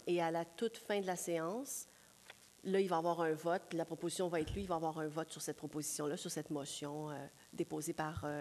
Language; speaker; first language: French; native; French